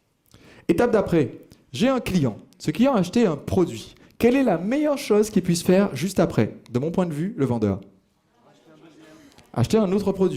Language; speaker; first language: French; native; French